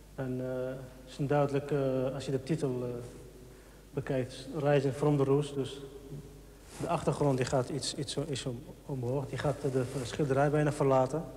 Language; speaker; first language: Dutch; non-native, fluent; Arabic